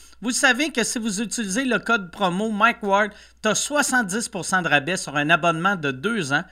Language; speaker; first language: French; native; French